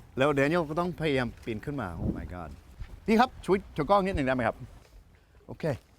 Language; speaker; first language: Thai; non-native, fluent; English